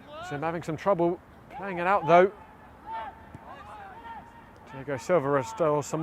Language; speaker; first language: English; native; English